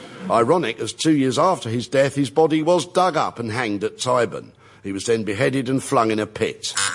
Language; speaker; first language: English; native; English